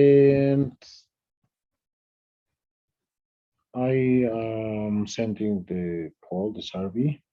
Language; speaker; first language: English; non-native, fluent; Spanish